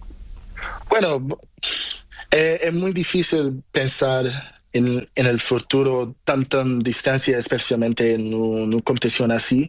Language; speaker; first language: Spanish; non-native, learner; Portuguese